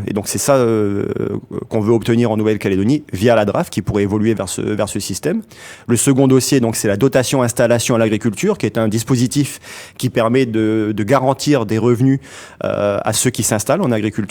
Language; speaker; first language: French; native; French